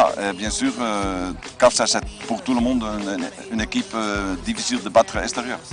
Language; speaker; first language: French; non-native, learner; Dutch